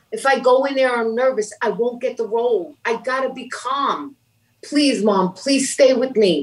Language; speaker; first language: English; native; English